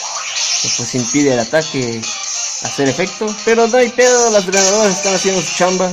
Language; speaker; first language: Spanish; native; Spanish